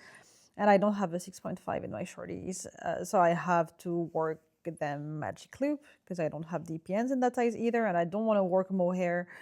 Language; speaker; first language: English; non-native, fluent; French